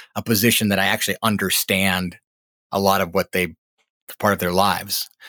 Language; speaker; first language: English; native; English